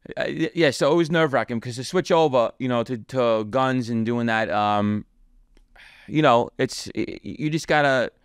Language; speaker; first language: English; native; English